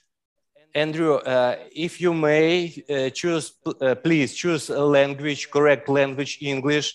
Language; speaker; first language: English; non-native, learner; Hindi